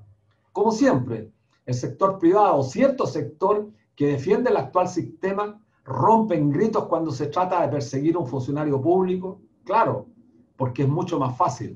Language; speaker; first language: Spanish; native; Spanish